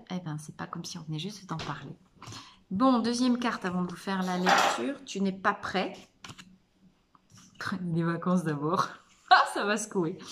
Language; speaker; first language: French; native; French